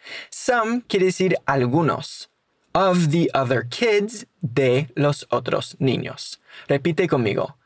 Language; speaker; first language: Spanish; native; Spanish